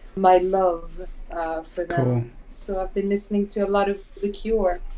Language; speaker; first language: English; non-native, fluent; French